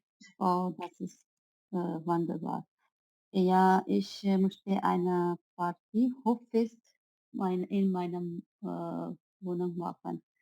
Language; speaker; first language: German; non-native, learner; Urdu